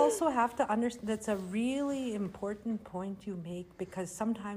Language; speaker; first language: English; non-native, fluent; Cree